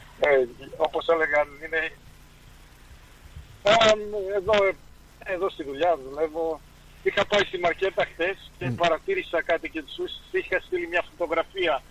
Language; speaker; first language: Greek; early bilingual, heritage; Greek